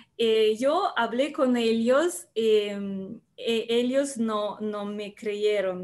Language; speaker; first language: Spanish; non-native, learner; Russian